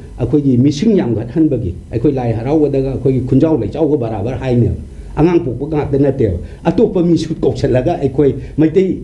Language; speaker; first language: Manipuri; non-native, local second language; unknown